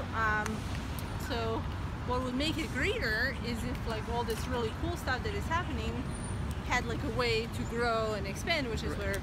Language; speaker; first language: English; non-native, fluent; Serbian